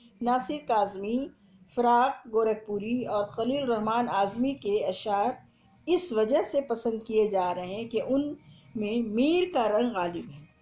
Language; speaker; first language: Urdu; native; Urdu